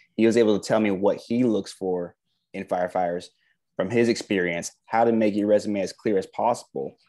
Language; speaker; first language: English; native; English